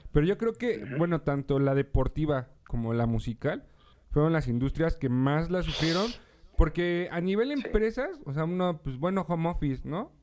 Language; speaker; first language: Spanish; native; Spanish